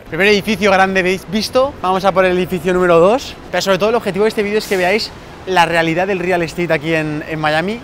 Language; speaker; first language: Spanish; native; Spanish